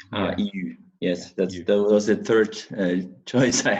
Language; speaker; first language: English; non-native, learner; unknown